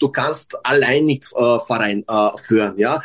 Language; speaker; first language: German; non-native, learner; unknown